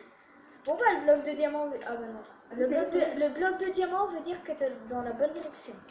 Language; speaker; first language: French; native; French